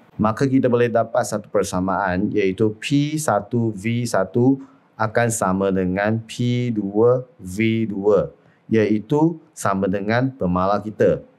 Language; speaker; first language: Malay; non-native, local second language; Chinese